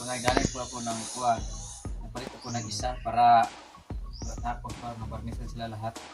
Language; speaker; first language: Filipino; non-native, local second language; Cebuano